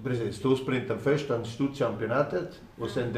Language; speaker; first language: Swedish; non-native, fluent; German